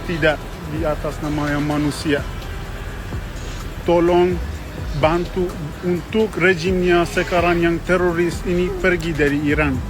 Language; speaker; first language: Indonesian; non-native, learner; Persian